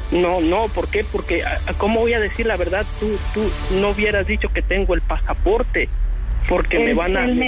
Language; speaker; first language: Spanish; native; Spanish